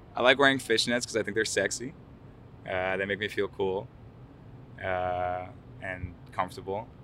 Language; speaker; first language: English; early bilingual, other home language; Arabic